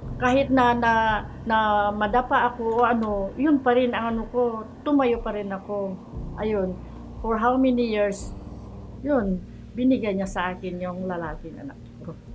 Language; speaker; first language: Filipino; non-native, local second language; Iloko